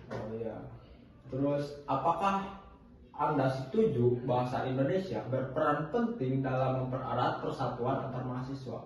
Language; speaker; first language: Indonesian; non-native, local second language; Sundanese